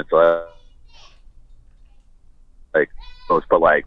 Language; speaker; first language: English; native; English